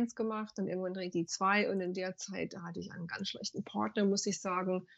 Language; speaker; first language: German; non-native, fluent; English